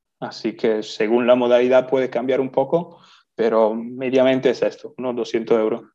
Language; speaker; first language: Spanish; non-native, fluent; Italian